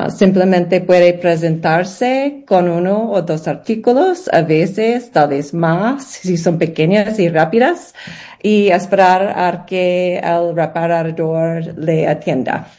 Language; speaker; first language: Spanish; non-native, learner; English